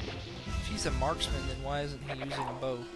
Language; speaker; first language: English; native; English